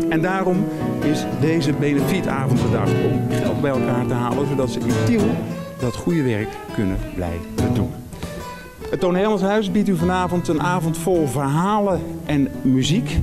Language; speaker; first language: Dutch; native; Dutch